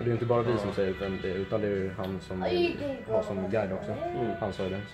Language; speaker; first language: Swedish; native; Swedish